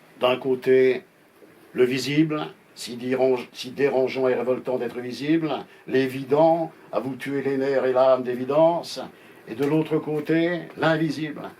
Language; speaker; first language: French; native; French